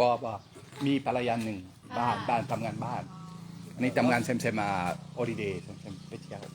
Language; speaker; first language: Thai; non-native, learner; French